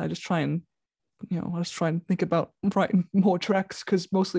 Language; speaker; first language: English; native; English